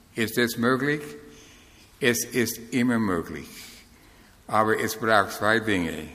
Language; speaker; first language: German; non-native, fluent; English